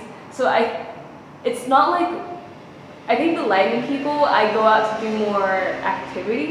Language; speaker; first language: English; native; English